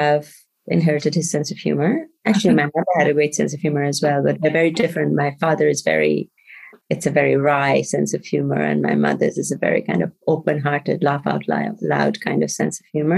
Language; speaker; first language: English; non-native, local second language; Bangla